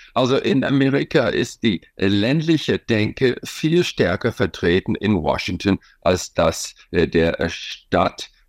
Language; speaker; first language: German; non-native, fluent; English